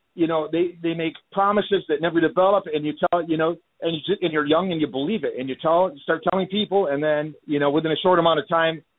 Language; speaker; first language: English; native; English